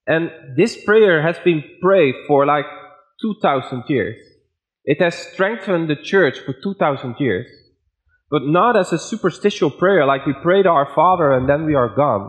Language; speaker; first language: English; non-native, fluent; Dutch